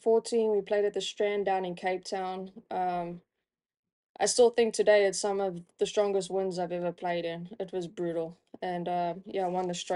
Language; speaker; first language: English; native; English